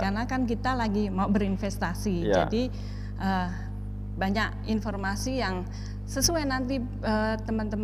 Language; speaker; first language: Indonesian; native; Indonesian